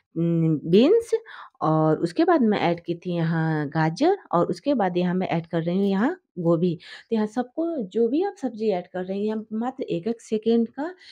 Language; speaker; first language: Hindi; native; Hindi